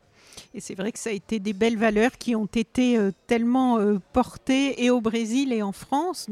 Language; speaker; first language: French; native; French